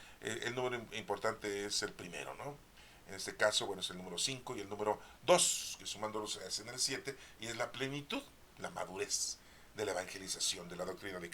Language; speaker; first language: Spanish; native; Spanish